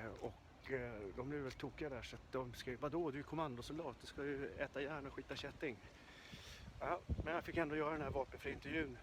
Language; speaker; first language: Swedish; native; Swedish